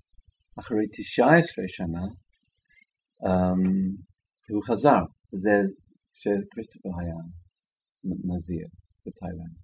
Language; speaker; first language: Hebrew; non-native, fluent; English